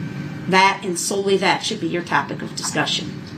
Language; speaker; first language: English; native; English